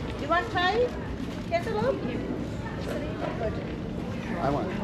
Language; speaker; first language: English; non-native, learner; Filipino